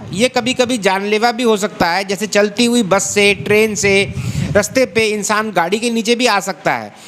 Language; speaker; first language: Hindi; native; Hindi